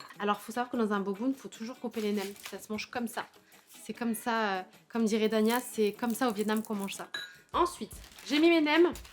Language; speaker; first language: French; native; French